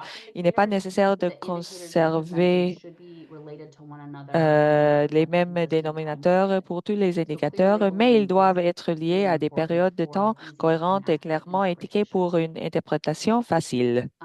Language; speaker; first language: French; non-native, fluent; English